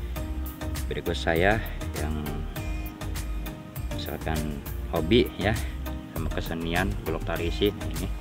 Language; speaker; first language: Indonesian; non-native, local second language; Sundanese